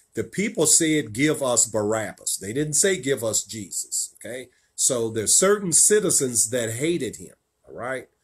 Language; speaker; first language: English; native; English